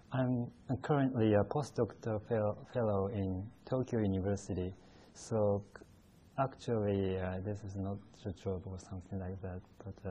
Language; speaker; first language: English; non-native, fluent; Japanese